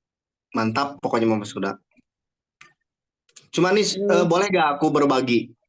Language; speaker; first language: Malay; non-native, local second language; Sundanese